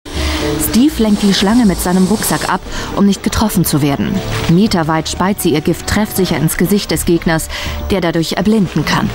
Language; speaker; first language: German; native; German